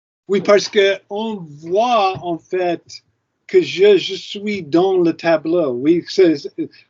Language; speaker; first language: French; non-native, fluent; English